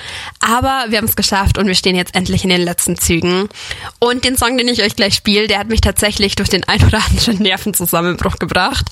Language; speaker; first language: German; native; German